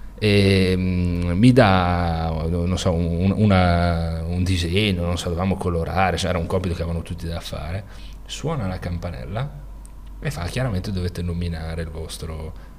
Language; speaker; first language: Italian; native; Italian